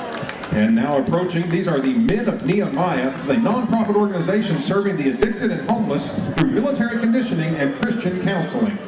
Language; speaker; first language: English; native; English